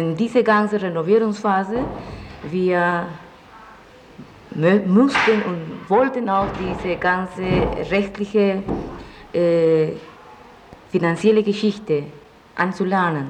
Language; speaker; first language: German; non-native, fluent; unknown